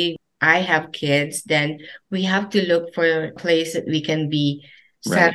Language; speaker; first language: English; non-native, local second language; Filipino